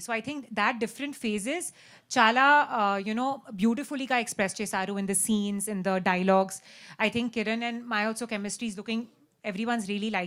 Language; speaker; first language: Telugu; non-native, learner; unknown